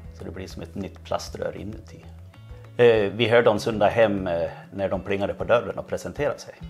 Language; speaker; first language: Swedish; native; Swedish